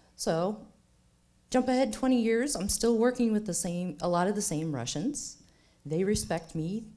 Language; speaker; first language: English; native; English